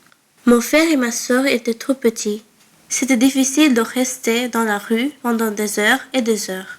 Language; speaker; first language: French; early bilingual, other home language; Bangla